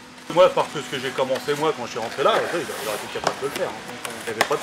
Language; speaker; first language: French; native; French